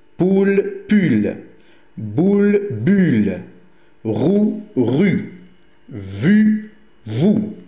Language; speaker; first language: French; non-native, local second language; Arabic